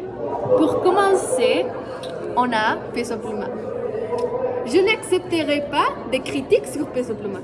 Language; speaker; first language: French; non-native, fluent; Spanish